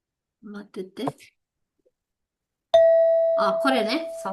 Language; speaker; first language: Japanese; non-native, learner; Indonesian